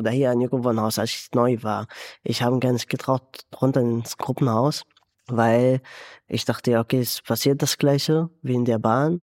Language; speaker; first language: German; non-native, fluent; Arabic